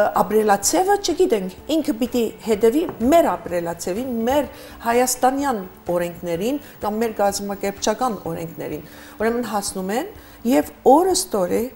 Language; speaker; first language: Armenian; early bilingual, heritage; Armenian